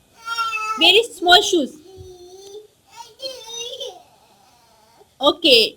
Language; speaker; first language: English; non-native, local second language; Hindi